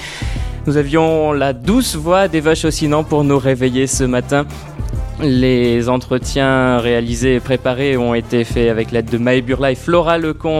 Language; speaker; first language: French; native; French